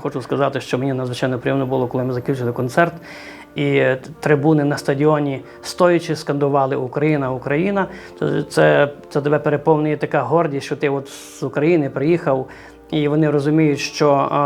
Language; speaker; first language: Ukrainian; native; Ukrainian